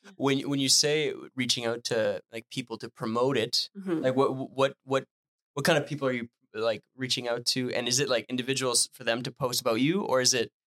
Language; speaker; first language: English; non-native, fluent; French